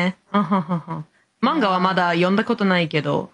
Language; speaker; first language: Japanese; non-native, fluent; English